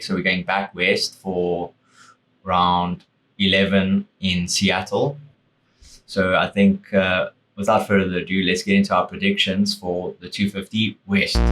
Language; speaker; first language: English; native; English